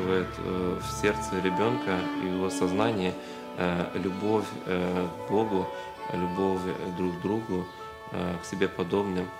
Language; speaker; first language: Russian; native; Russian